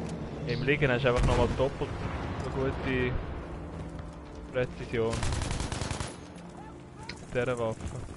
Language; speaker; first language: German; native; German